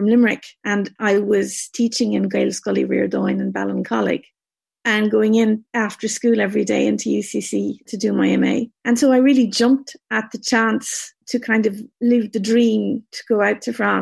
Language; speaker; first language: English; native; English